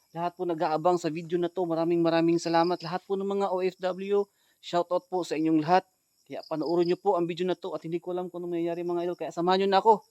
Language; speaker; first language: Filipino; native; Filipino